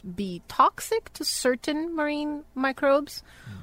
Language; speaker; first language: English; non-native, fluent; Portuguese